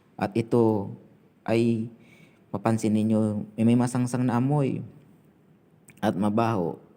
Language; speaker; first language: Filipino; non-native, local second language; Cebuano